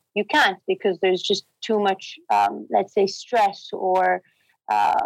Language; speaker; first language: English; non-native, fluent; Arabic